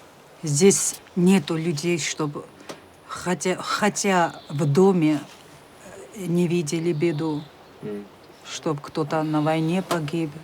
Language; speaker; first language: Russian; non-native, local second language; Chechen